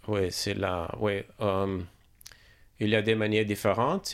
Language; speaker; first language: French; non-native, learner; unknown